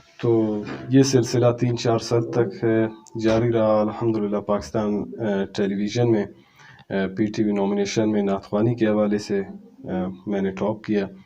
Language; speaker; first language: Urdu; non-native, local second language; Brahui